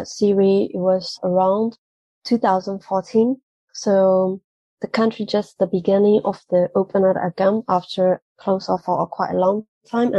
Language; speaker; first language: English; non-native, fluent; Burmese